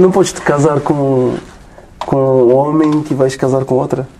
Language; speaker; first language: Portuguese; non-native, learner; French